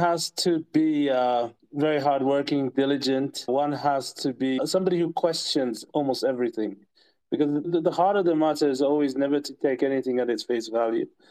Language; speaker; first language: English; non-native, local second language; Ganda